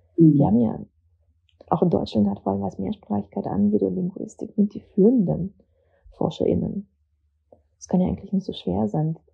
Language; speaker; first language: German; early bilingual, other home language; Russian